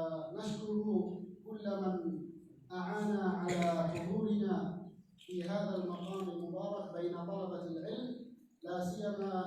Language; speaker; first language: Arabic; native; Arabic